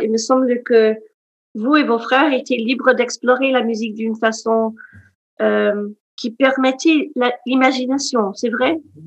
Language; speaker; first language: French; non-native, fluent; English